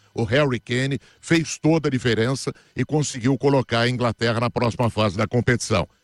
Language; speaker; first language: Portuguese; native; Portuguese